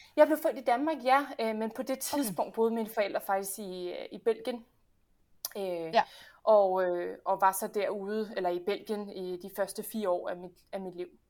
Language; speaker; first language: Danish; early bilingual, heritage; Danish